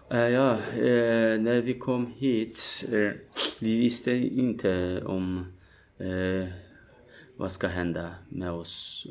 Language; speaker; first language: Swedish; non-native, learner; Turkish